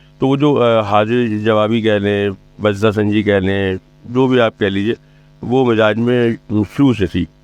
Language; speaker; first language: Urdu; native; Urdu